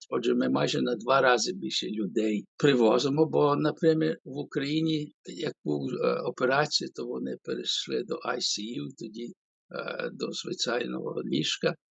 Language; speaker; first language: Ukrainian; early bilingual, heritage; Ukrainian